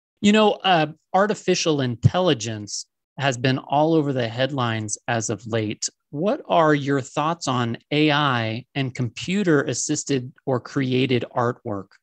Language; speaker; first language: English; native; English